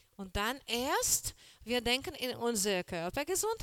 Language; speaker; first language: German; non-native, learner; Portuguese